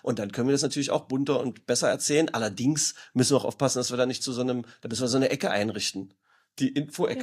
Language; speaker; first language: German; native; German